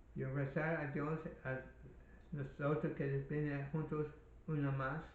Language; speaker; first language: Spanish; non-native, learner; English